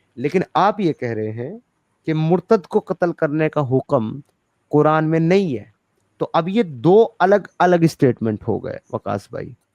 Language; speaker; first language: Urdu; native; Urdu